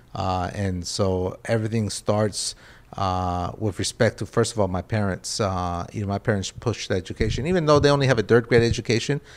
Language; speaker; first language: English; early bilingual, other home language; Spanish